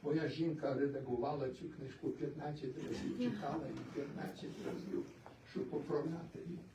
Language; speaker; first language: Ukrainian; early bilingual, other home language; English